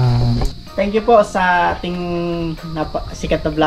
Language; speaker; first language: Filipino; native; Filipino